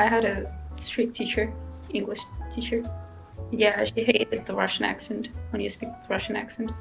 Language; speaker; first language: English; non-native, fluent; Russian